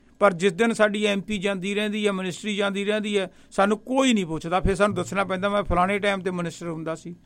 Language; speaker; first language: Punjabi; native; Punjabi